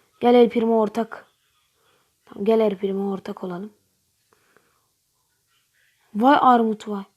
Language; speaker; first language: Turkish; native; Turkish